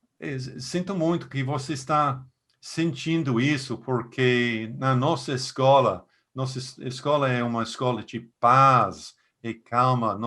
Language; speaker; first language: Portuguese; non-native, fluent; English